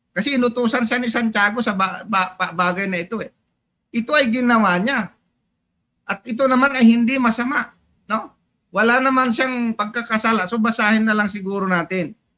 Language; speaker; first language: Filipino; native; Filipino